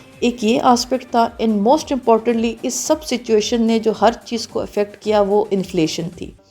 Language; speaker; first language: Urdu; native; Urdu